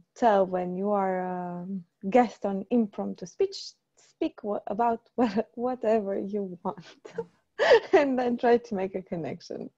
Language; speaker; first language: English; non-native, fluent; Romanian